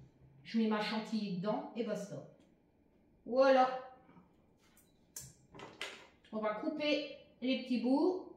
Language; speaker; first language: French; native; French